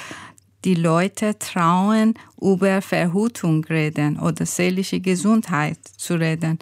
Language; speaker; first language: German; non-native, learner; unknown